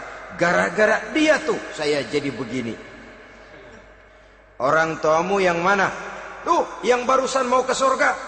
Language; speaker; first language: Indonesian; native; Indonesian